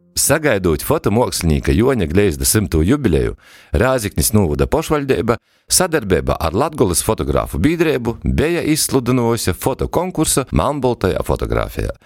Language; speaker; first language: Latvian; native; Latvian